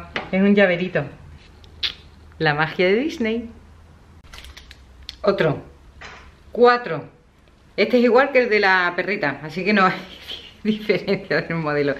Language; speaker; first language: Spanish; native; Spanish